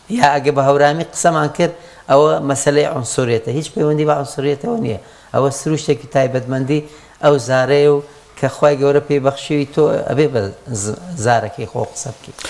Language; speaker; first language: Central Kurdish; non-native, local second language; Gurani